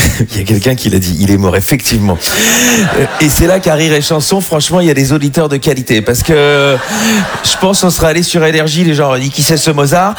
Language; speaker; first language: French; native; French